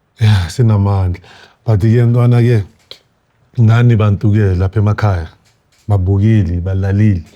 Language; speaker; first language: Zulu; native; Zulu